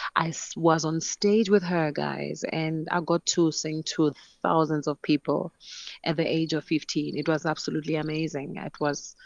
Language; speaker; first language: English; non-native, local second language; Northern Sotho